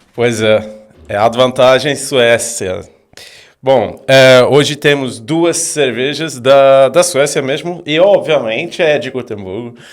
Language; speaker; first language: Portuguese; non-native, fluent; Swedish